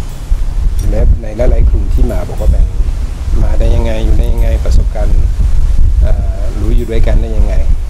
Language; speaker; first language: Thai; non-native, learner; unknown